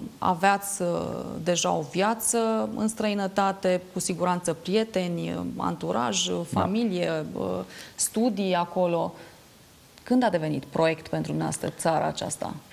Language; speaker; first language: Romanian; native; Romanian